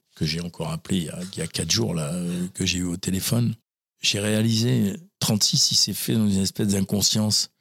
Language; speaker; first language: French; native; French